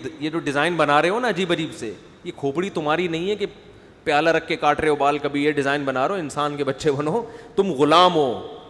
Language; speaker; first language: Urdu; native; Urdu